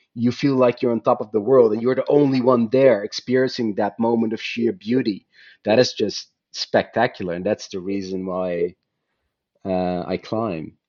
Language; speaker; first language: English; non-native, fluent; Dutch